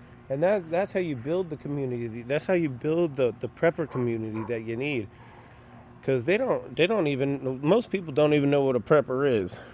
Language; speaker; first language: English; native; English